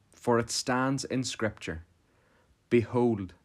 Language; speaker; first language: English; native; English